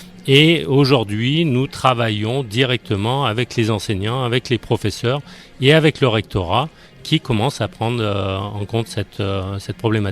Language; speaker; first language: French; native; French